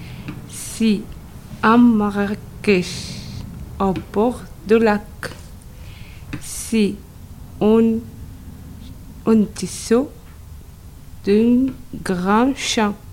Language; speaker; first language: French; non-native, learner; Arabic